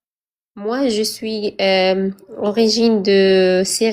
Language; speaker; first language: French; non-native, learner; Arabic